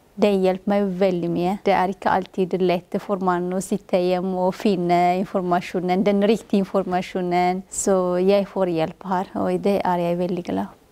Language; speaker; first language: Norwegian; non-native, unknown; Amharic